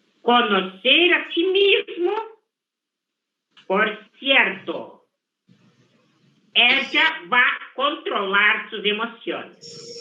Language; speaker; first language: Spanish; non-native, fluent; Portuguese